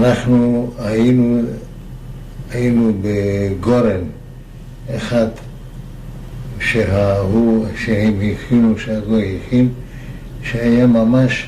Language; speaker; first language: Hebrew; non-native, fluent; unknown